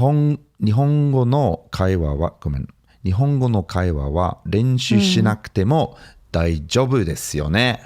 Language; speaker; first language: Japanese; non-native, fluent; English